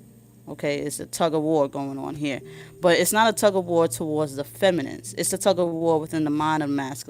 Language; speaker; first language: English; native; English